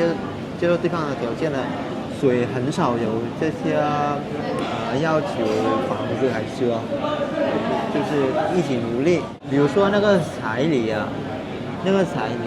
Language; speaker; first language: Chinese; non-native, fluent; Vietnamese